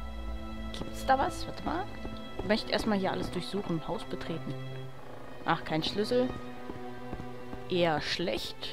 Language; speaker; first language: German; native; German